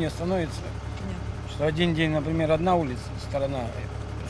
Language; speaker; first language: Russian; native; Russian